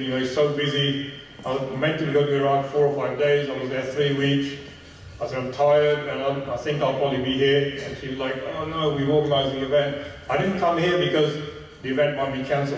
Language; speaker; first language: English; early bilingual, other home language; Punjabi